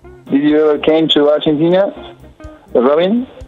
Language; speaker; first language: English; non-native, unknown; Spanish